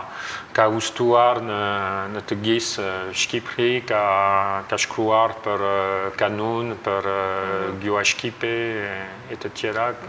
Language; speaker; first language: Albanian; non-native, learner; French